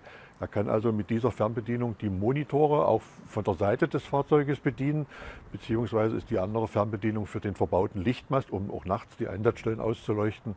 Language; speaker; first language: German; native; German